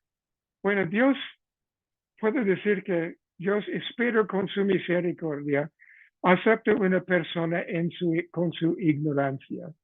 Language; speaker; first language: Spanish; non-native, fluent; English